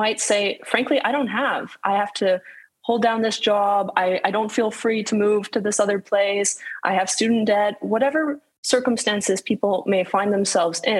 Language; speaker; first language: English; native; English